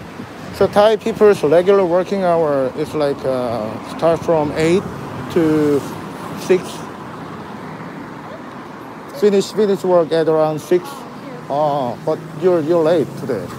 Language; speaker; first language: English; non-native, learner; Korean